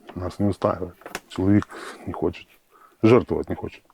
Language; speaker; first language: Ukrainian; native; Ukrainian